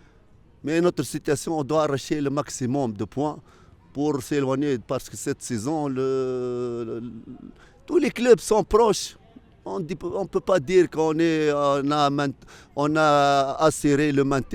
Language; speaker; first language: French; non-native, fluent; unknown